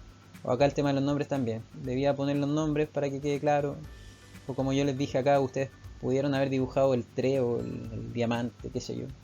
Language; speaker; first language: Spanish; native; Spanish